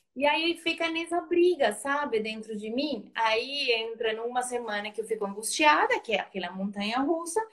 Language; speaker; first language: Portuguese; non-native, fluent; Spanish